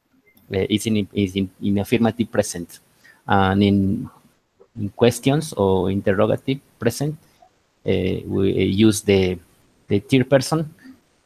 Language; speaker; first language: English; non-native, learner; Spanish